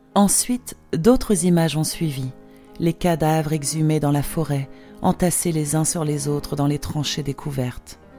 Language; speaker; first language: French; non-native, fluent; Polish